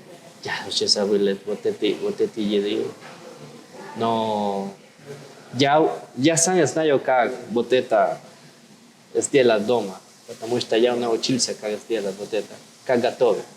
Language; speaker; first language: Russian; non-native, learner; Spanish